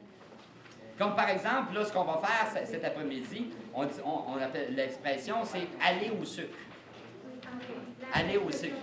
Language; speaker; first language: French; native; French